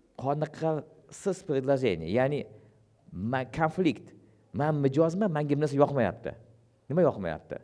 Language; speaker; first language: Uzbek; non-native, local second language; Russian